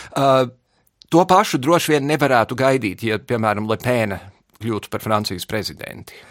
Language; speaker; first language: Latvian; early bilingual, heritage; Latvian